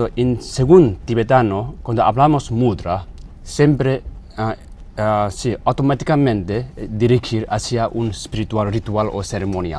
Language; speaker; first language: Spanish; non-native, learner; Tibetan